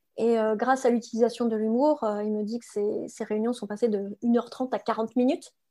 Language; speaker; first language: French; native; French